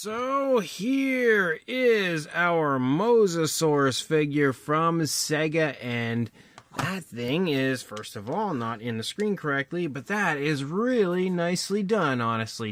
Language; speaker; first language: English; native; English